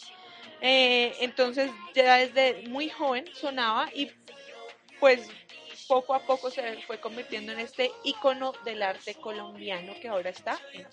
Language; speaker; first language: Spanish; native; Spanish